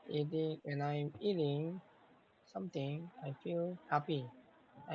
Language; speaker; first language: English; non-native, learner; Korean